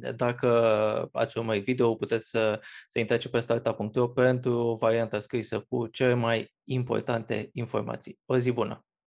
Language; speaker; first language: Romanian; native; Romanian